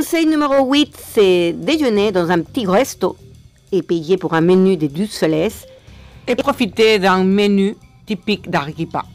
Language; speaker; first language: French; non-native, fluent; Spanish